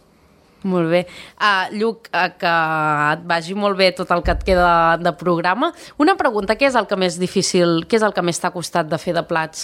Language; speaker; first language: Catalan; native; Catalan